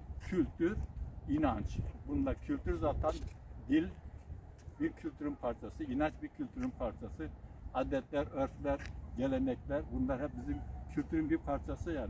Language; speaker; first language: Turkish; non-native, local second language; Zaza